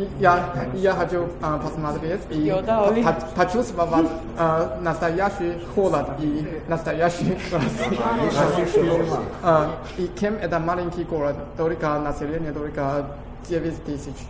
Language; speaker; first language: Russian; non-native, learner; Chinese